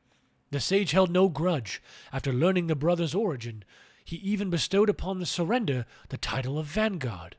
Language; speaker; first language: English; native; English